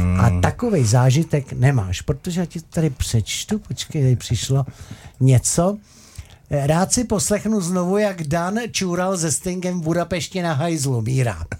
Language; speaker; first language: Czech; native; Czech